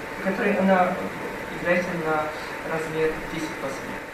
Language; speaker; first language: Russian; non-native, fluent; Arabic